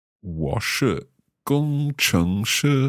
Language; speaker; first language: Chinese; non-native, learner; English